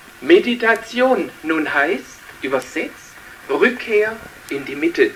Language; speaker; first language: German; native; German